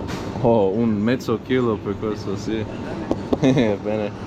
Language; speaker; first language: Italian; non-native, learner; English